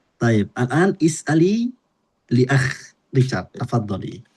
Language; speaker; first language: Arabic; non-native, fluent; Indonesian